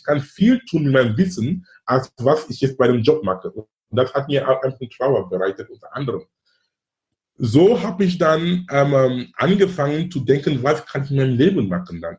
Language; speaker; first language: German; non-native, fluent; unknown